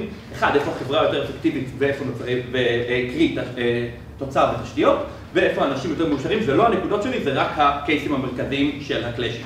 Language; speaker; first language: Hebrew; native; Hebrew